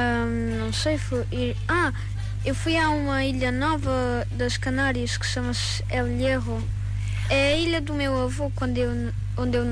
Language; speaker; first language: Portuguese; early bilingual, other home language; Spanish